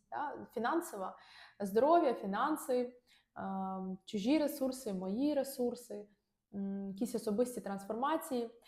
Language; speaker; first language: Ukrainian; non-native, local second language; Russian